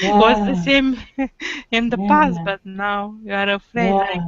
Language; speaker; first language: English; non-native, learner; Romanian